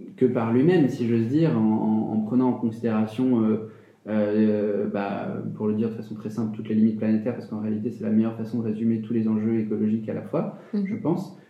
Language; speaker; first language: French; native; French